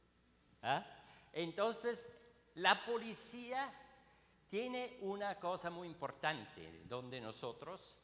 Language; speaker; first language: Spanish; non-native, learner; Swiss German